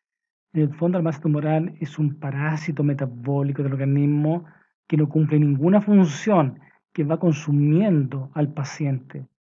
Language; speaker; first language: Spanish; native; Spanish